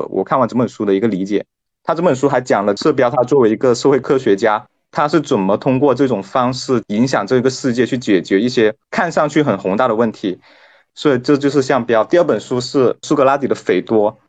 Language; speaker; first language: Chinese; non-native, local second language; Cantonese